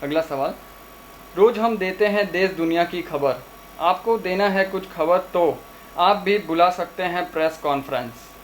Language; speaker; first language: Hindi; non-native, local second language; Gujarati